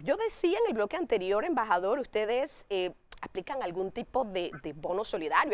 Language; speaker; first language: Spanish; native; Spanish